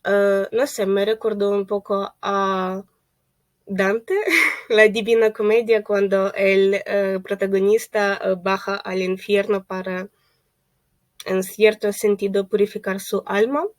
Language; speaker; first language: Spanish; non-native, fluent; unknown